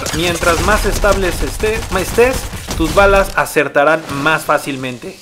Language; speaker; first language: Spanish; native; Spanish